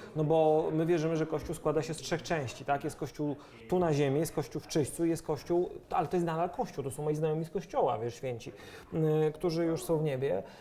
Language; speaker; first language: Polish; native; Polish